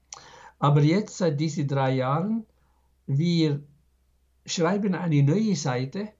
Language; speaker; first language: German; non-native, fluent; Arabic